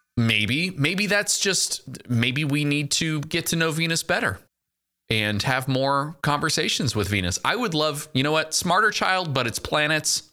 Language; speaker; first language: English; native; English